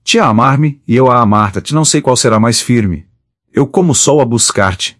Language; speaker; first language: Portuguese; native; Portuguese